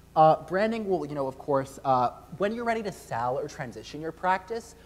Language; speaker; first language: English; native; English